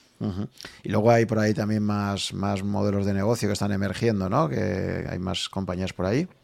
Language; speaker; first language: Spanish; native; Spanish